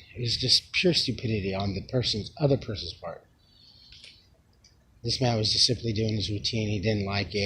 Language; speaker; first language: English; native; English